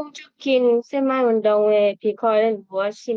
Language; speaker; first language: Korean; non-native, learner; Vietnamese